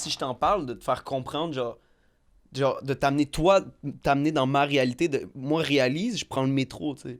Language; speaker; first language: French; native; French